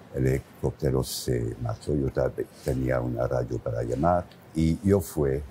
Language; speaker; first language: Spanish; non-native, fluent; English